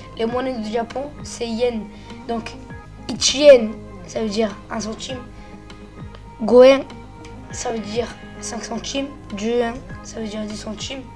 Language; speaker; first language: French; early bilingual, other home language; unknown